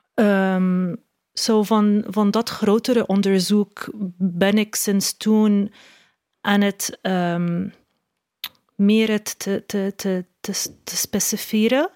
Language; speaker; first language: Dutch; non-native, learner; Arabic